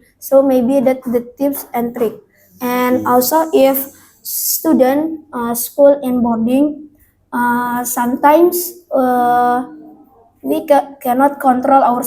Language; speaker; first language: English; non-native, learner; Indonesian